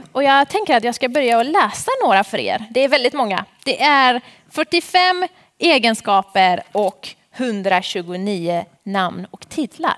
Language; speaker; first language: Swedish; non-native, fluent; Persian